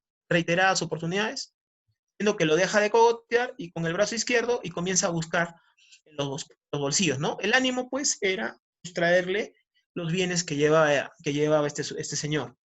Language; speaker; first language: Spanish; native; Spanish